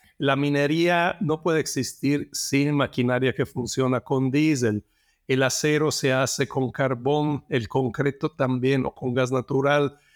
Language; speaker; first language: Spanish; non-native, fluent; Italian